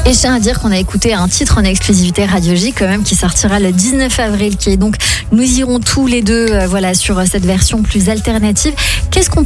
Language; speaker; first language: French; native; French